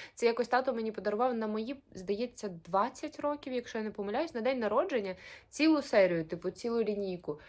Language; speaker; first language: Ukrainian; native; Ukrainian